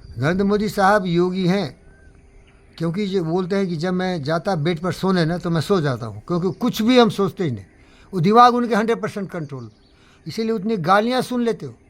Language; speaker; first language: Hindi; non-native, local second language; Bangla